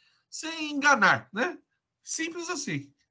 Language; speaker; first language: Portuguese; native; Portuguese